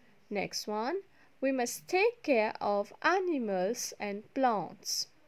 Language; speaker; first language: English; non-native, local second language; Morisyen